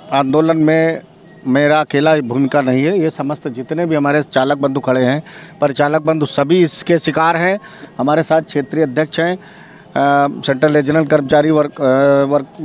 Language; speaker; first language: Hindi; native; Hindi